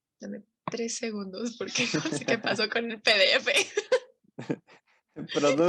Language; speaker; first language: Spanish; native; Spanish